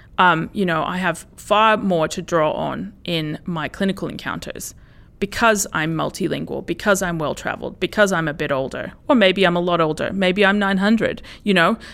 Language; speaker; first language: English; early bilingual, other home language; Spanish